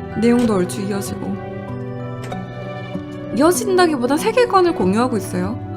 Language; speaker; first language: Korean; native; Korean